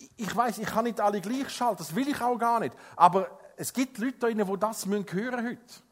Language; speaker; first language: German; non-native, fluent; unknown